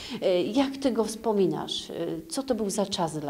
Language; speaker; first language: Polish; native; Polish